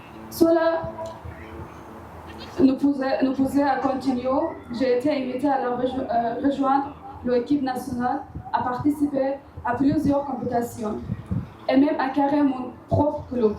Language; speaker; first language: French; non-native, learner; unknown